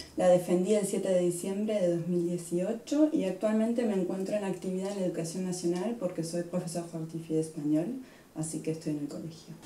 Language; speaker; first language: Spanish; native; Spanish